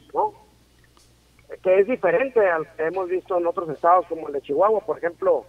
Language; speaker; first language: Spanish; native; Spanish